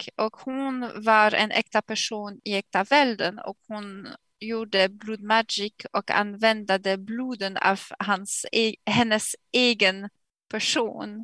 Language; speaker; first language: Swedish; non-native, fluent; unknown